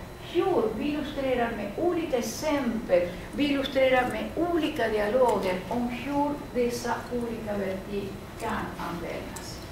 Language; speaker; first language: Swedish; non-native, fluent; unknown